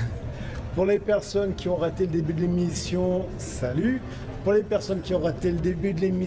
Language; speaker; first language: French; native; French